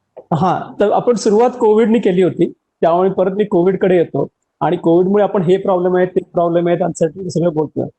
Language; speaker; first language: Marathi; native; Marathi